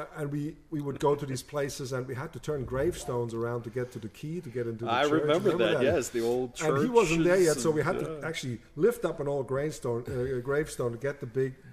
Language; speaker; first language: English; non-native, fluent; German